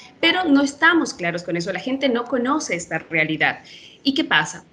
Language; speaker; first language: Spanish; native; Spanish